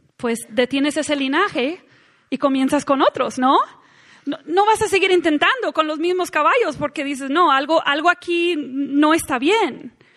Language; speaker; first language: Spanish; non-native, fluent; English